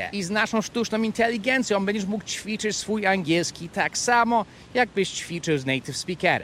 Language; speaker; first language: Polish; non-native, fluent; English